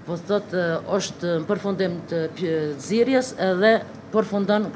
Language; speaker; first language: Albanian; native; Albanian